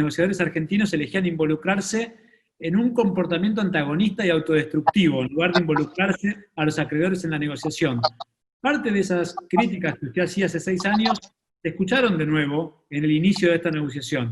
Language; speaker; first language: Spanish; native; Spanish